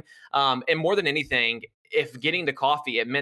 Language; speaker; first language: English; native; English